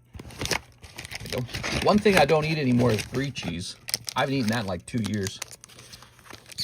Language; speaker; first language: English; native; English